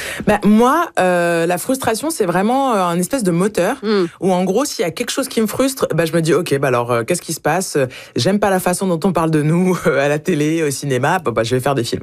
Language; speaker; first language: French; native; French